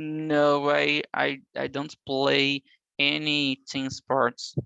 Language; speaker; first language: English; non-native, learner; Portuguese